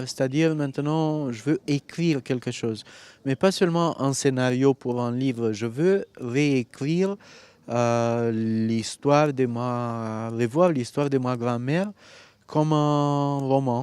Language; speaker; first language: French; non-native, fluent; Romanian